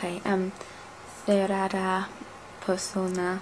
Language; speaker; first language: Spanish; non-native, learner; English